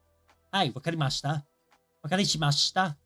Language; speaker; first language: Japanese; non-native, learner; English